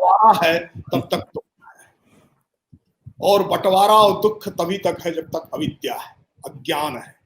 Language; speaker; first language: Hindi; native; Hindi